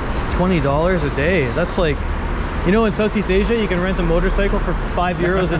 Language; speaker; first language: English; native; English